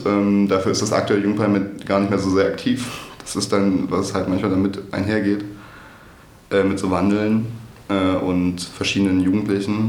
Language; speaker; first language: German; native; German